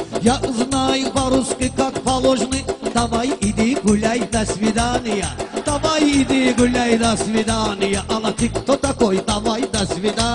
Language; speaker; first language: Russian; non-native, learner; Talysh